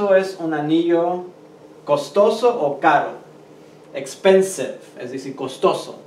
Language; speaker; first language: Spanish; early bilingual, heritage; Spanish